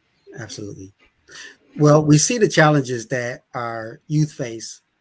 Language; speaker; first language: English; native; English